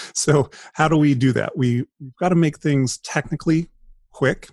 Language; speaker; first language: English; native; English